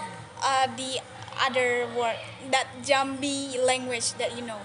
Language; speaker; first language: English; non-native, local second language; Indonesian